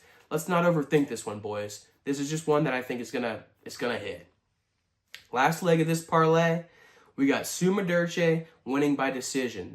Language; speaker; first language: English; native; English